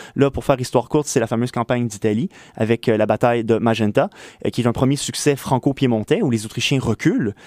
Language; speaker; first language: French; native; French